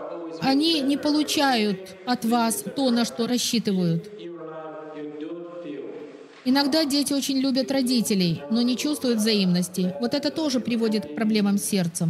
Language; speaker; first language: Russian; native; Russian